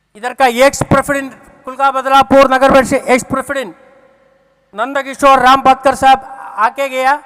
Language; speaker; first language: Hindi; non-native, local second language; Malayalam